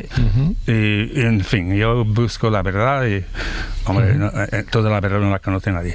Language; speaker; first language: Spanish; non-native, fluent; English